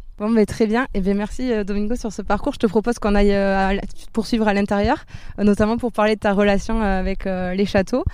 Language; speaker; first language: French; native; French